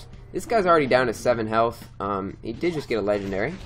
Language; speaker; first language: English; native; English